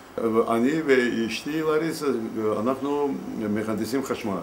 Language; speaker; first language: Hebrew; non-native, learner; Russian